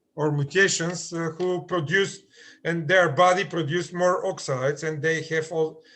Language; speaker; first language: English; non-native, fluent; Macedonian